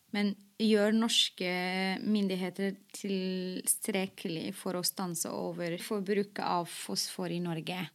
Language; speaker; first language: Norwegian; non-native, fluent; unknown